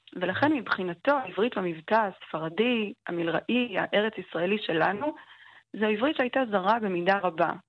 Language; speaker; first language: Hebrew; native; Hebrew